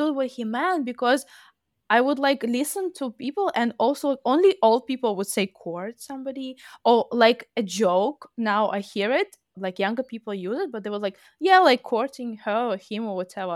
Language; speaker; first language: English; non-native, fluent; Russian